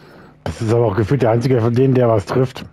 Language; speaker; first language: German; native; German